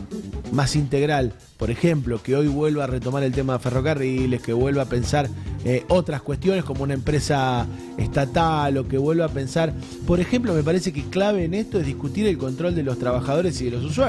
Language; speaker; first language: Spanish; native; Spanish